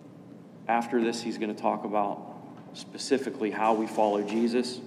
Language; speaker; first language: English; native; English